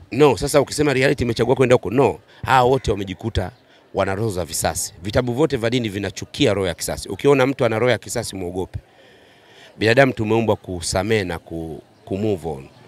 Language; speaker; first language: Swahili; native; Swahili